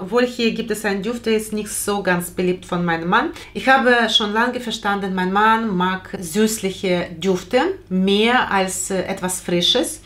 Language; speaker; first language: German; non-native, fluent; Russian